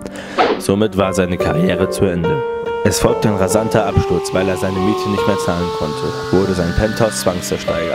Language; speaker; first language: German; native; German